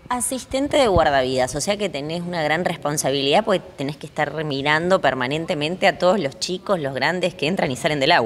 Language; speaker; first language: Spanish; native; Spanish